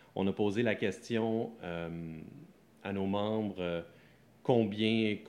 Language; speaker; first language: French; native; French